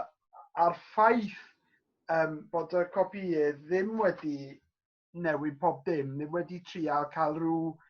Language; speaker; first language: Welsh; native; Welsh